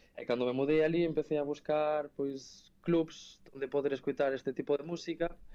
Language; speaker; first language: Galician; native; Galician